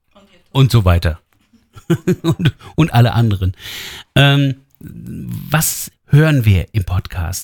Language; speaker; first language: German; native; German